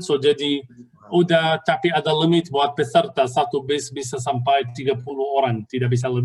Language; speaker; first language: Indonesian; non-native, fluent; Arabic